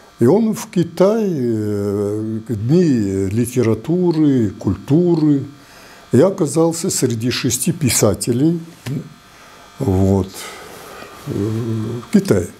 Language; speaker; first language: Russian; non-native, local second language; Adyghe